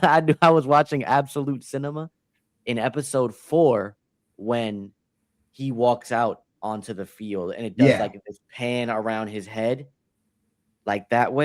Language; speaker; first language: English; native; English